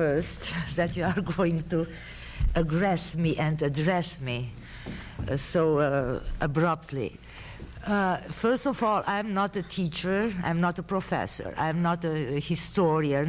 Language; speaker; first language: English; non-native, fluent; Romanian